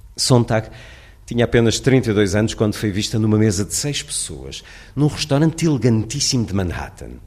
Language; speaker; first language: Portuguese; native; Portuguese